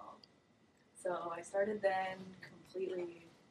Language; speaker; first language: English; native; English